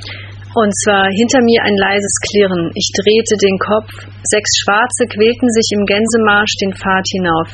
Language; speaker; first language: German; native; German